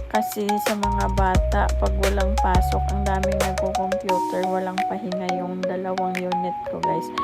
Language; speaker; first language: Filipino; non-native, local second language; Hiligaynon